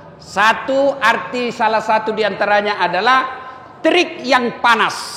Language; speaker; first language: Indonesian; native; Indonesian